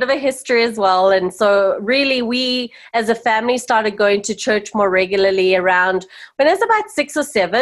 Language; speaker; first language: English; native; English